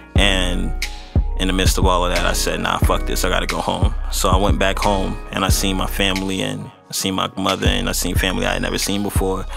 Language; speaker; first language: English; native; English